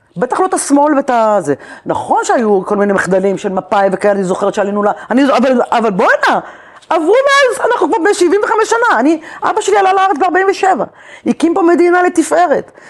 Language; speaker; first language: Hebrew; native; Hebrew